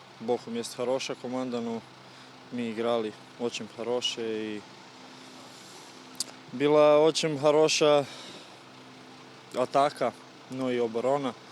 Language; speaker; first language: Russian; non-native, learner; Croatian